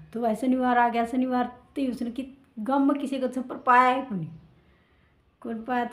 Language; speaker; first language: Hindi; native; Hindi